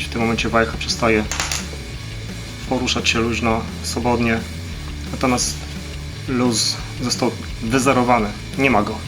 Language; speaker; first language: Polish; native; Polish